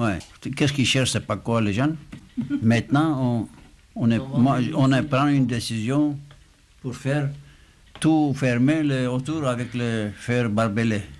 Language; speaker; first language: French; non-native, fluent; Greek